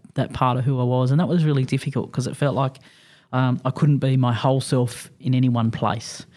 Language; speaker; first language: English; native; English